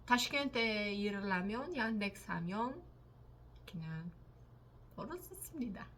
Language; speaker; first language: Korean; non-native, learner; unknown